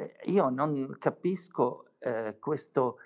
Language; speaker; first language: Italian; non-native, fluent; Arabic